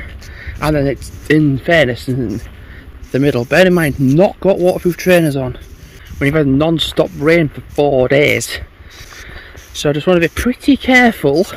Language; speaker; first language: English; native; English